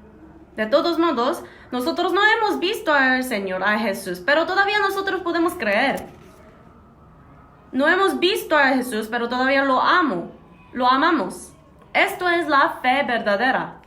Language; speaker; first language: Spanish; non-native, fluent; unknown